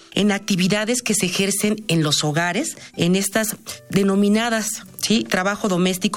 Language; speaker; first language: Spanish; native; Spanish